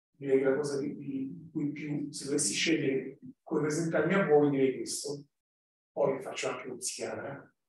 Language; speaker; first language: Italian; native; Italian